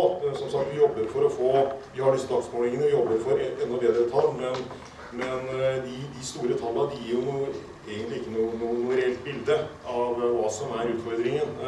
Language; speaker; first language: Norwegian; native; Norwegian